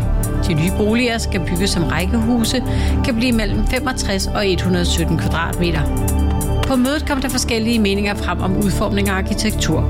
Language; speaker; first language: Danish; native; Danish